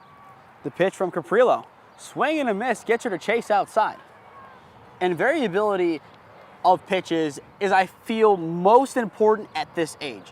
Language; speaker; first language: English; native; English